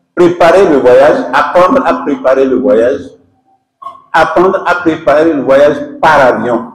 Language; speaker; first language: French; non-native, local second language; Yoruba